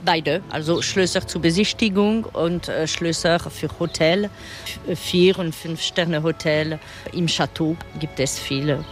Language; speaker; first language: German; non-native, fluent; French